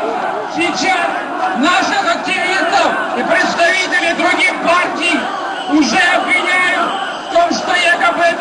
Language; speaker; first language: Russian; native; Russian